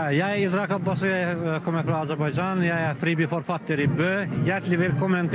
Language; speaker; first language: Norwegian; non-native, learner; Azerbaijani